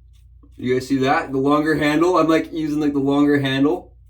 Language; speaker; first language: English; native; English